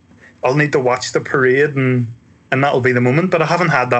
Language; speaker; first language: English; native; English